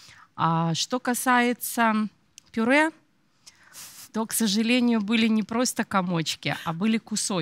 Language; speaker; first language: Russian; native; Russian